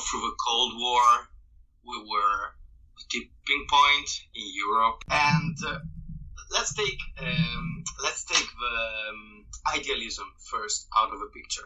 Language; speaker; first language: English; non-native, fluent; Italian